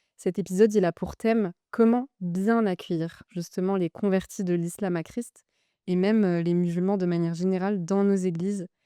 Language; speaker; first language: French; native; French